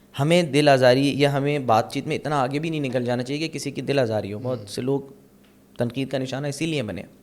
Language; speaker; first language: Urdu; native; Urdu